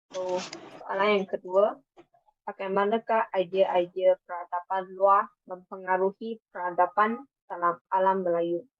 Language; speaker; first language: Malay; non-native, local second language; Chinese